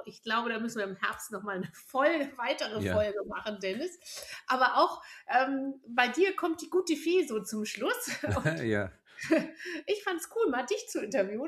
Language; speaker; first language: German; native; German